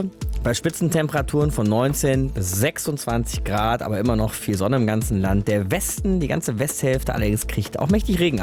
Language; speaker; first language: German; native; German